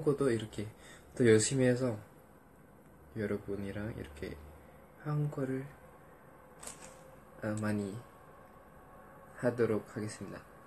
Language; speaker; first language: Korean; non-native, fluent; Indonesian